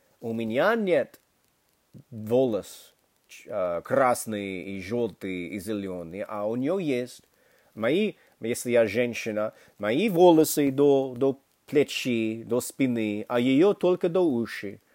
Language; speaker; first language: Russian; non-native, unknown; English